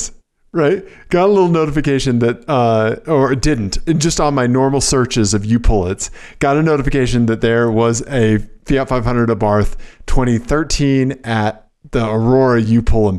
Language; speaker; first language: English; native; English